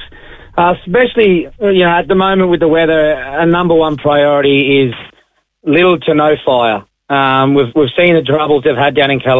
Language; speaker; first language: English; native; English